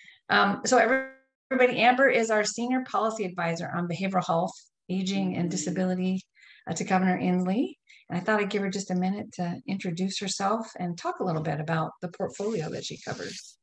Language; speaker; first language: English; native; English